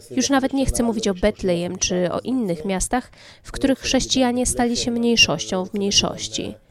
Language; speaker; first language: Polish; non-native, fluent; Arabic